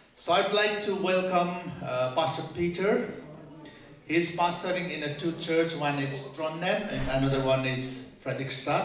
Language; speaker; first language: English; non-native, fluent; Nepali